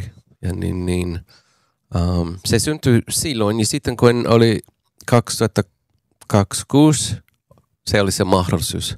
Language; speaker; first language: Finnish; non-native, fluent; English